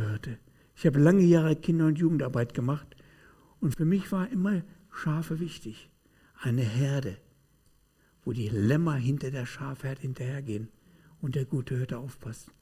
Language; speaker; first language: German; native; German